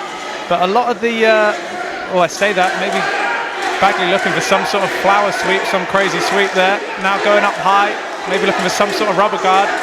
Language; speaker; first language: English; native; English